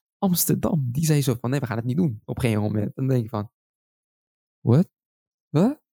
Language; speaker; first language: Dutch; native; Dutch